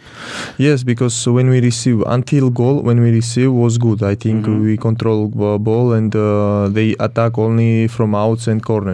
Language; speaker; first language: English; non-native, learner; Georgian